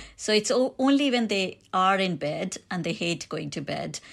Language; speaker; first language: English; non-native, local second language; Hindi